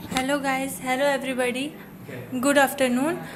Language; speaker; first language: English; non-native, local second language; Hindi